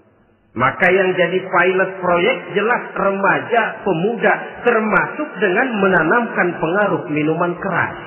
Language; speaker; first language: Indonesian; native; Indonesian